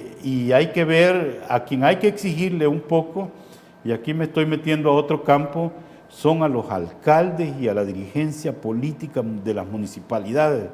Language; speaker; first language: Spanish; native; Spanish